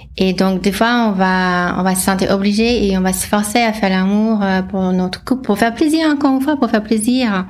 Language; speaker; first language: French; non-native, fluent; English